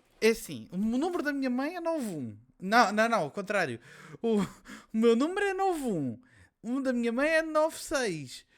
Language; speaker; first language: Portuguese; native; Portuguese